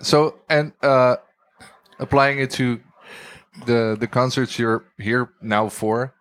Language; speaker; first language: English; non-native, fluent; Dutch